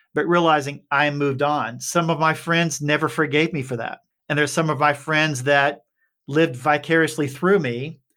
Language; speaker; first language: English; native; English